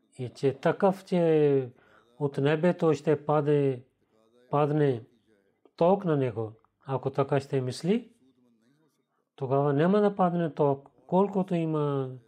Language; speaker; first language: Bulgarian; non-native, learner; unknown